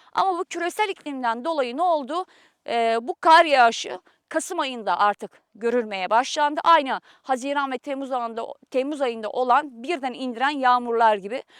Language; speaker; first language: Turkish; native; Turkish